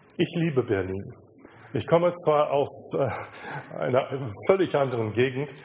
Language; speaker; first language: German; non-native, fluent; English